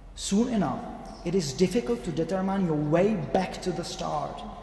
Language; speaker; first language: English; non-native, fluent; Czech